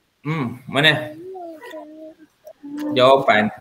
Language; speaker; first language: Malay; non-native, local second language; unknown